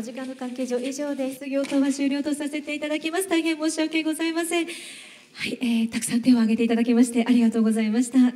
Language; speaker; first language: Japanese; native; Japanese